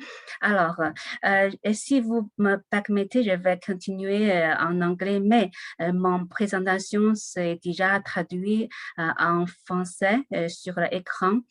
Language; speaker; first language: French; non-native, learner; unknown